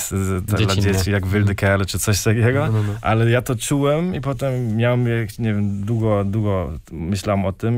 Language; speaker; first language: Polish; early bilingual, heritage; German